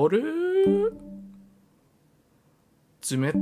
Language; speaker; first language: Japanese; non-native, learner; English